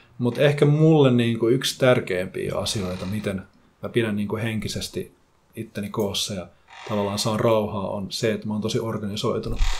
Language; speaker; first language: Finnish; native; Finnish